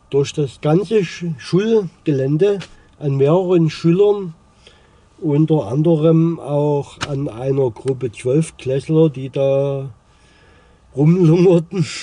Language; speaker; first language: German; native; German